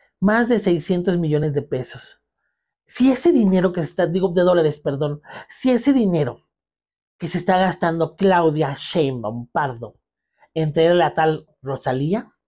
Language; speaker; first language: Spanish; native; Spanish